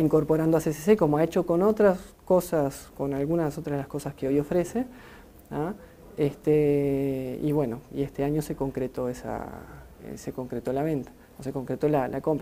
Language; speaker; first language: Spanish; native; Spanish